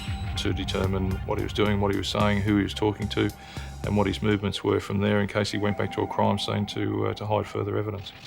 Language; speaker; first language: English; native; English